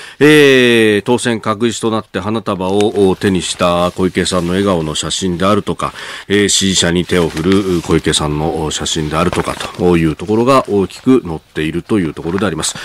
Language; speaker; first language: Japanese; native; Japanese